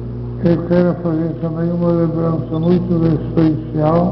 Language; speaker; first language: Portuguese; non-native, fluent; Dutch